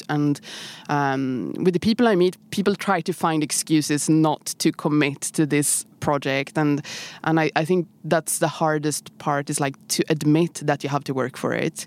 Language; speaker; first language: English; non-native, fluent; Swedish